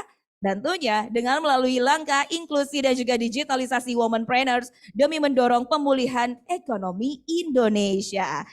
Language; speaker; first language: Indonesian; native; Indonesian